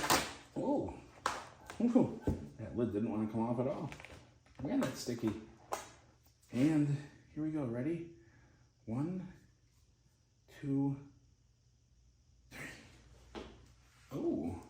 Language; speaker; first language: English; native; English